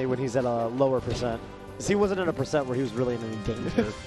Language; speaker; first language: English; native; English